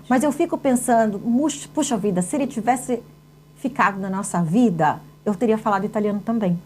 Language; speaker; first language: Portuguese; native; Portuguese